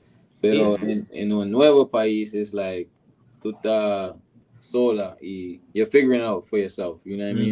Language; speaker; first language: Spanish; non-native, learner; English